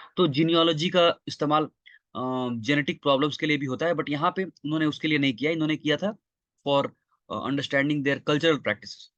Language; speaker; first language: Hindi; non-native, local second language; Bangla